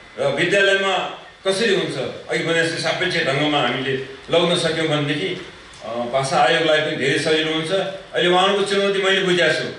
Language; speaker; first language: Nepali; non-native, local second language; Newari